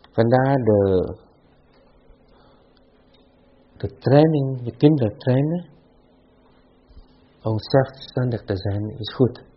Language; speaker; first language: Dutch; non-native, fluent; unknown